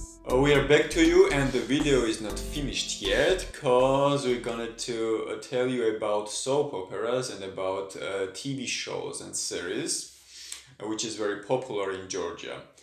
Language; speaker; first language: English; non-native, fluent; Georgian